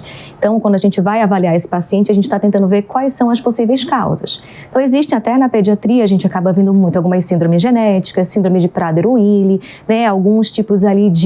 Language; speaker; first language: Portuguese; native; Portuguese